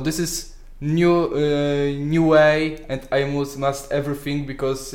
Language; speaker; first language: English; non-native, learner; Polish